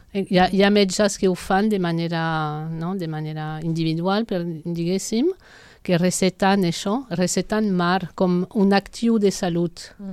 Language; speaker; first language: Catalan; non-native, local second language; Spanish